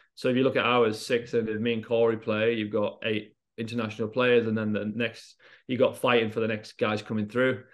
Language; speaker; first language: English; native; English